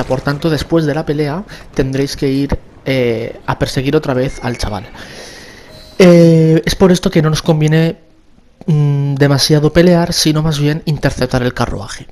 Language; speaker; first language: Spanish; native; Spanish